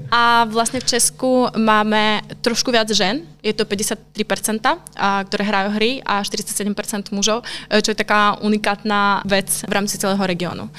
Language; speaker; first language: Slovak; non-native, local second language; Hungarian